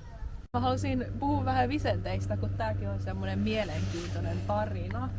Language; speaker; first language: Finnish; native; Finnish